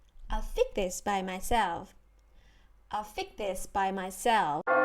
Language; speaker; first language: English; non-native, fluent; Thai